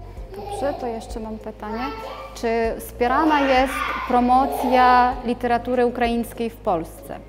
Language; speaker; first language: Polish; non-native, fluent; Ukrainian